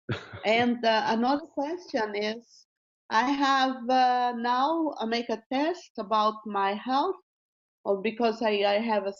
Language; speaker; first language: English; non-native, learner; Portuguese